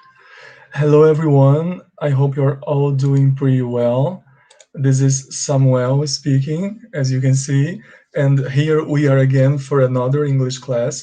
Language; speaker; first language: English; non-native, fluent; Portuguese